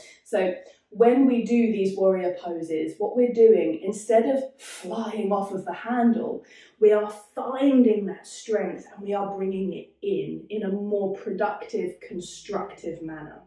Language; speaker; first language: English; native; English